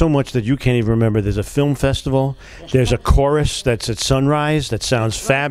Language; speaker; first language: English; native; English